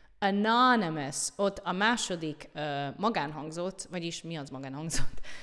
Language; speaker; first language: Hungarian; non-native, fluent; English